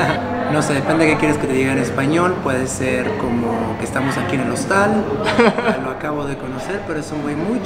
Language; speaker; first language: Spanish; native; Spanish